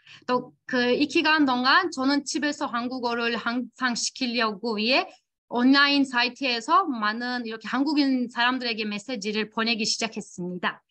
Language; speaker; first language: Korean; non-native, fluent; Turkish